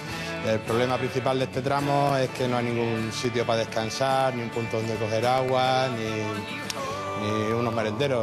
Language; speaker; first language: Spanish; native; Spanish